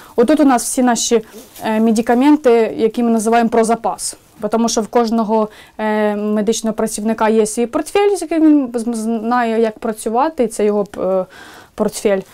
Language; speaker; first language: Ukrainian; native; Ukrainian